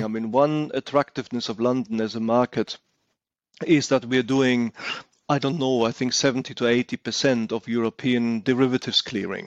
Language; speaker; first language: English; non-native, fluent; German